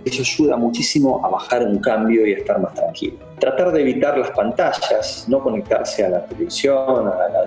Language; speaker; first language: Spanish; native; Spanish